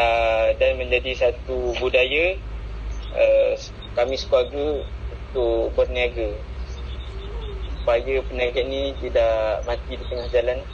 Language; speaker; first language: Malay; native; Malay